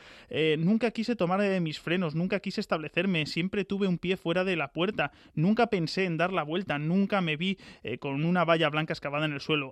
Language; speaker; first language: Spanish; native; Spanish